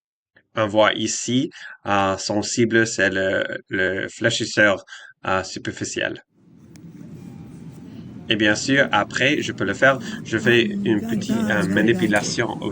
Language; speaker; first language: French; non-native, fluent; English